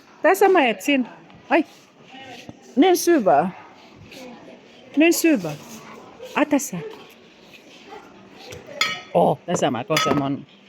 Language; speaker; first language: Finnish; non-native, learner; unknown